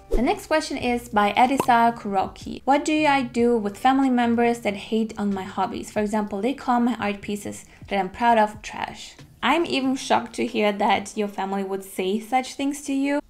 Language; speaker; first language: English; non-native, fluent; German